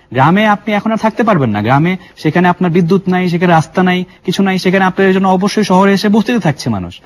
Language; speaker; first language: Bangla; native; Bangla